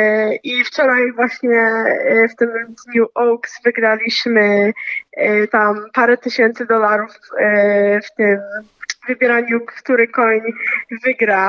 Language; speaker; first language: Polish; early bilingual, heritage; Polish